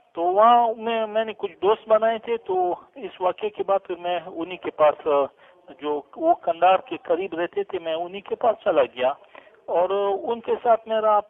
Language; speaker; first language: Urdu; non-native, local second language; Pashto